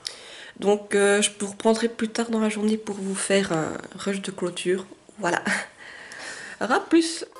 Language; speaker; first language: French; native; French